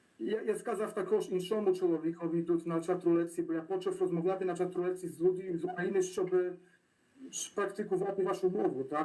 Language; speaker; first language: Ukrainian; non-native, learner; Polish